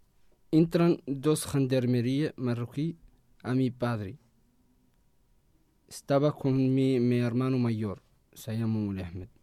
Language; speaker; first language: Spanish; non-native, learner; Arabic